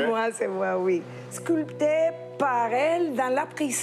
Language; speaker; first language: French; non-native, fluent; Spanish